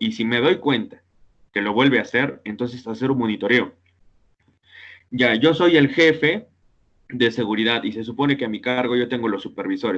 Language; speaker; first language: Spanish; native; Spanish